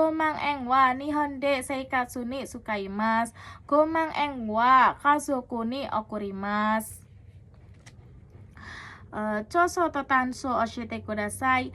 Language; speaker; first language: Japanese; non-native, learner; Indonesian